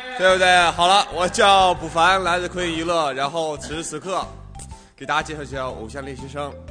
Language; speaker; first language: Chinese; native; Chinese